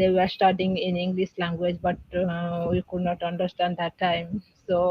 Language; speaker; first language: English; non-native, learner; Odia